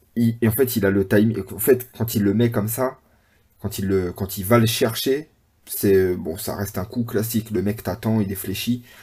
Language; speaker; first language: French; native; French